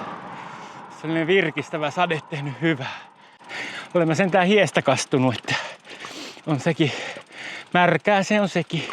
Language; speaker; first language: Finnish; native; Finnish